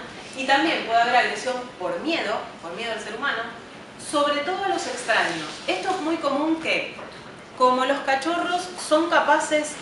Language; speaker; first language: Spanish; native; Spanish